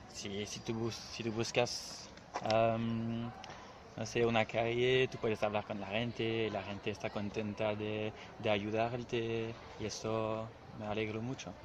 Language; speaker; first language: Spanish; non-native, learner; French